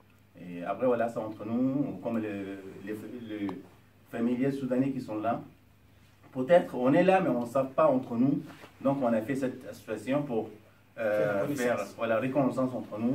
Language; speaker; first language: French; non-native, learner; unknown